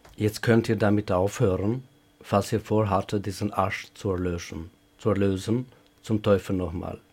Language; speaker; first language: German; non-native, fluent; Albanian